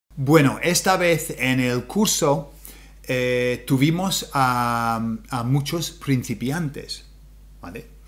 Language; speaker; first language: Spanish; non-native, fluent; English